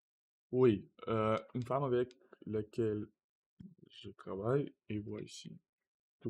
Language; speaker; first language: French; non-native, learner; Russian